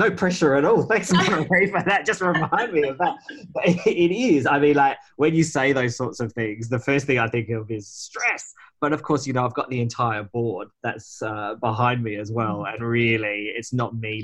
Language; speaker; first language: English; native; English